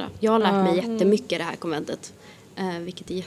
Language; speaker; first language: Swedish; native; Swedish